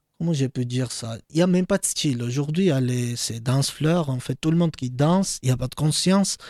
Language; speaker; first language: French; non-native, learner; Georgian